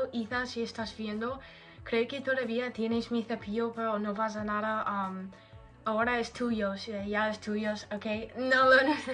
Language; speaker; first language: Spanish; non-native, learner; English